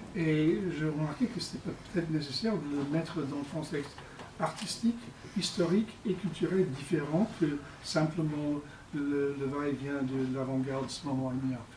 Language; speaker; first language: French; non-native, fluent; English